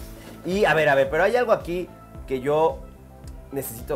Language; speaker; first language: Spanish; native; Spanish